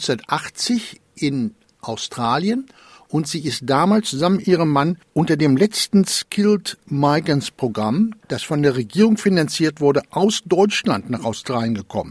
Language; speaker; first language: German; native; German